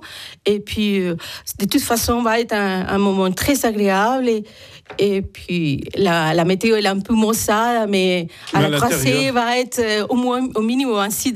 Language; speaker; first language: French; non-native, fluent; Spanish